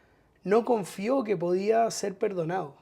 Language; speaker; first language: Spanish; native; Spanish